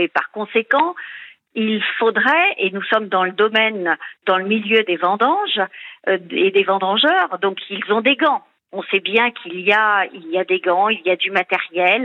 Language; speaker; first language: French; native; French